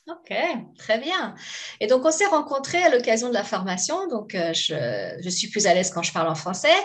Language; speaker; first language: French; native; French